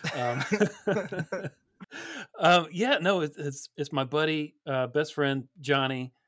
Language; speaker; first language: English; native; English